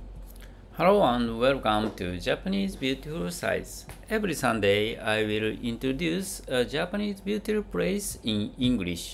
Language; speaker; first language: English; non-native, learner; Japanese